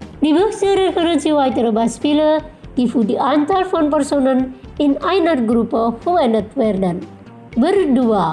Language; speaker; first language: German; non-native, fluent; Indonesian